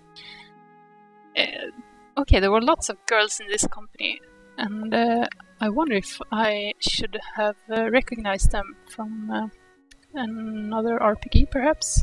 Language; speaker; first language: English; non-native, fluent; Swedish